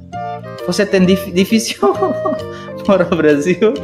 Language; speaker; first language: Portuguese; non-native, learner; Indonesian